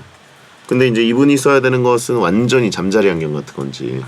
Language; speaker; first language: Korean; native; Korean